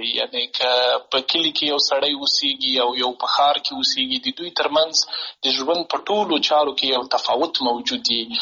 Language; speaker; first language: Pashto; native; Pashto